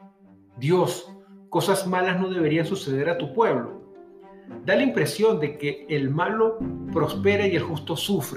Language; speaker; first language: Spanish; native; Spanish